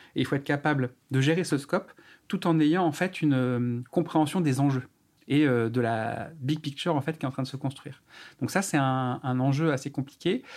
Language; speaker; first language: French; native; French